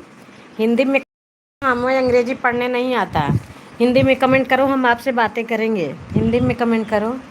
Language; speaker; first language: Hindi; non-native, local second language; Awadhi